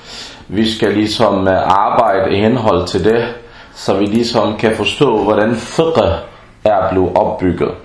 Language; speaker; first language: Danish; early bilingual, other home language; Arabic